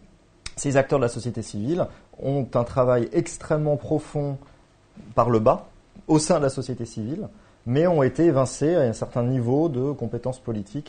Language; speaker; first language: French; native; French